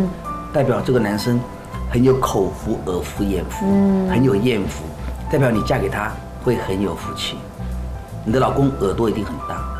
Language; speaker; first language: Chinese; native; Chinese